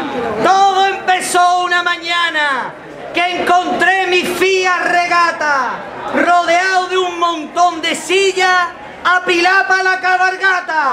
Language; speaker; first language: Spanish; native; Spanish